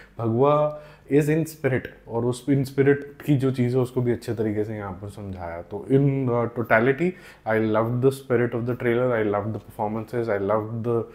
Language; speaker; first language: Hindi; non-native, local second language; Punjabi